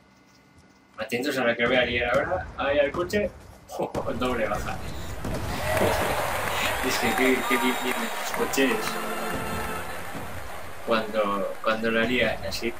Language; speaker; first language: Spanish; native; Spanish